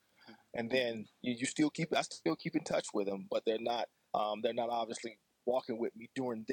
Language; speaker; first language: English; native; English